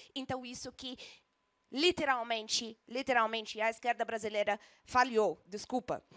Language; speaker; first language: Portuguese; non-native, fluent; Arabic